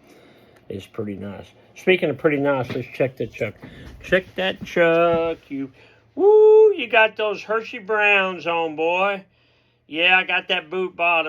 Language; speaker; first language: English; native; English